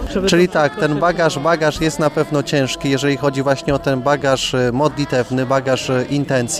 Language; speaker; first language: Polish; native; Polish